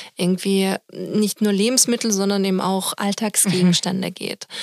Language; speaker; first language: German; native; German